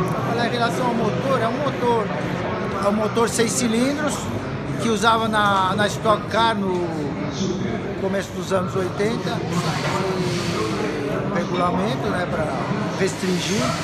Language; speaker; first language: Portuguese; native; Portuguese